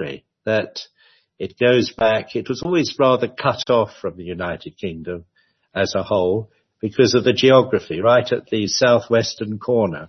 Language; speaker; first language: English; native; English